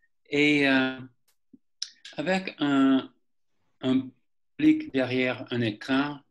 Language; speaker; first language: French; non-native, fluent; English